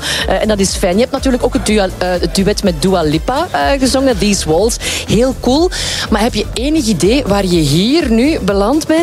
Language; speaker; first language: Dutch; native; Dutch